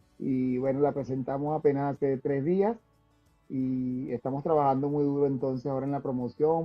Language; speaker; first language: Spanish; native; Spanish